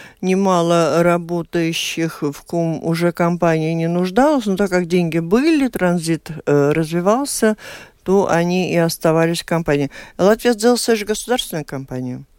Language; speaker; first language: Russian; native; Russian